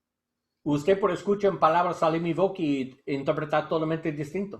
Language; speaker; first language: Spanish; non-native, learner; English